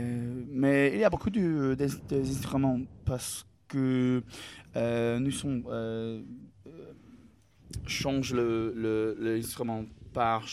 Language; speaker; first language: French; non-native, learner; English